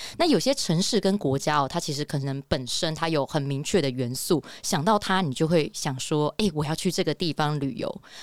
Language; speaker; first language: Chinese; native; Chinese